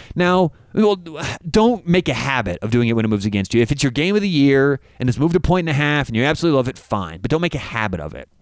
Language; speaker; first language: English; native; English